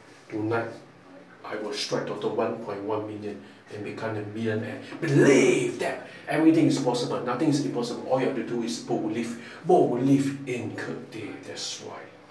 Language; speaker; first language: English; non-native, local second language; Chinese